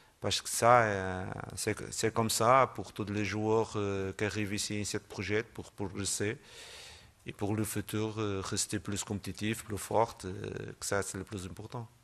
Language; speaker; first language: French; non-native, learner; Portuguese